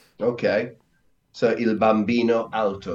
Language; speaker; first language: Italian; non-native, learner; English